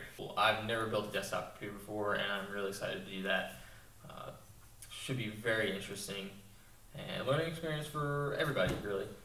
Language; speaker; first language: English; native; English